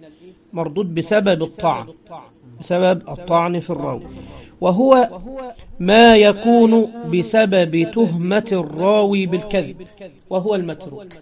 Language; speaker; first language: Arabic; native; Arabic